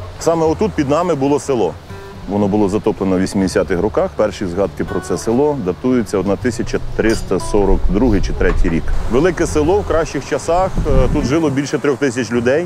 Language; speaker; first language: Ukrainian; native; Ukrainian